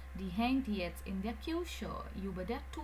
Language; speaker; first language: German; non-native, learner; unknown